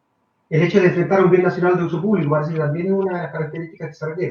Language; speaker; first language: Spanish; native; Spanish